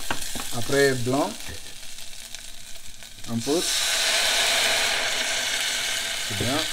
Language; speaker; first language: French; non-native, learner; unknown